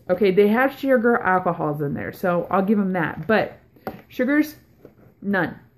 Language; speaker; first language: English; native; English